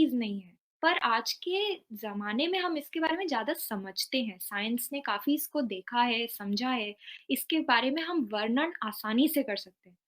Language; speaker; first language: Hindi; native; Hindi